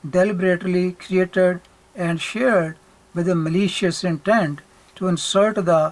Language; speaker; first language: English; non-native, local second language; Punjabi